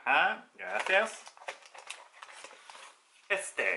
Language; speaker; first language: Spanish; non-native, learner; Norwegian